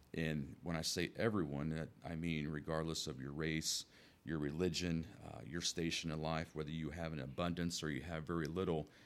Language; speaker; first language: English; native; English